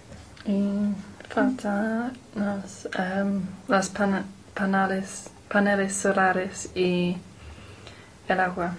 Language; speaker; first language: Spanish; non-native, learner; English